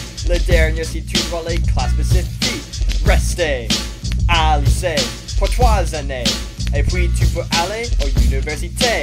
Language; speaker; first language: French; non-native, learner; English